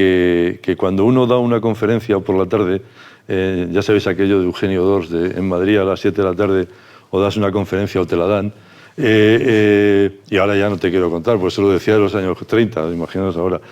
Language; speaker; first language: Spanish; native; Spanish